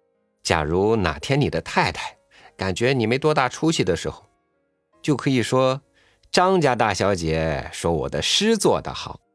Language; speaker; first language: Chinese; native; Chinese